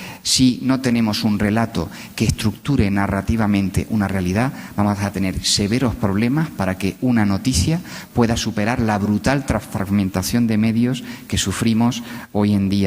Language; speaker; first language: Spanish; native; Spanish